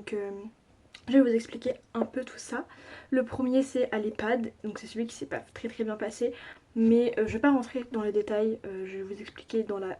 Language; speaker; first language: French; native; French